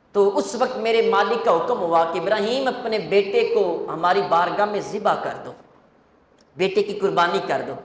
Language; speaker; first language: Urdu; non-native, local second language; Punjabi